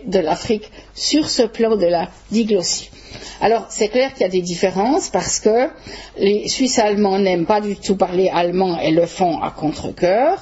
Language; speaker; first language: French; native; French